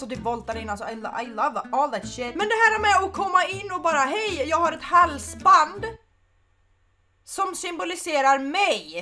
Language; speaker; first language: Swedish; native; Swedish